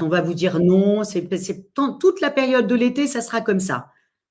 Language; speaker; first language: French; native; French